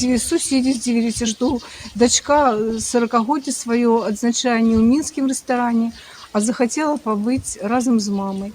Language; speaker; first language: Belarusian; native; Belarusian